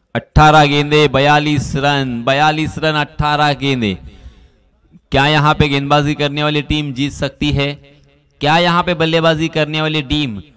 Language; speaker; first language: Hindi; non-native, local second language; Marathi